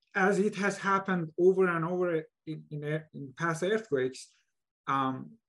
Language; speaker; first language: English; non-native, fluent; Persian